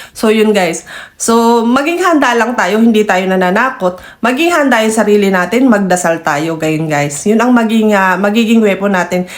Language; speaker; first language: Filipino; native; Filipino